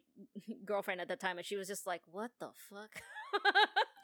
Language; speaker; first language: English; non-native, local second language; Filipino